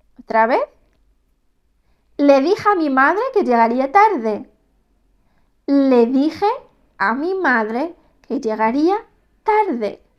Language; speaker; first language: Spanish; non-native, fluent; Arabic